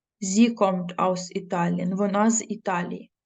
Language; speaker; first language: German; non-native, fluent; Ukrainian